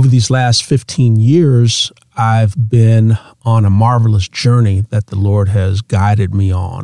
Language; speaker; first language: English; native; English